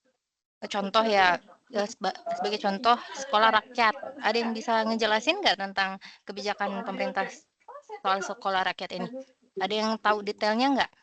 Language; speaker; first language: Indonesian; native; Indonesian